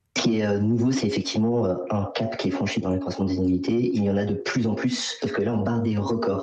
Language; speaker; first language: French; native; French